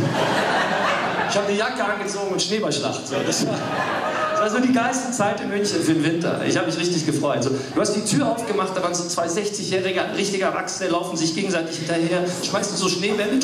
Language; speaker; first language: German; early bilingual, other home language; English